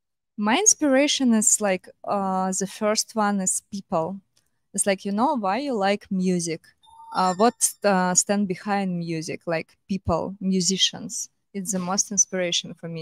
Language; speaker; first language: English; non-native, fluent; Russian